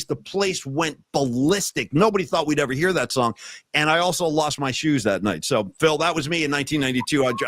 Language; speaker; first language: English; native; English